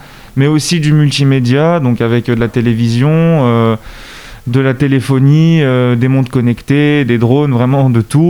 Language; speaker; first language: French; native; French